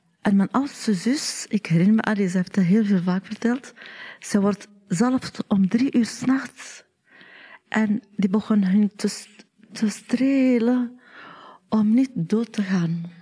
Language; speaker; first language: Dutch; non-native, learner; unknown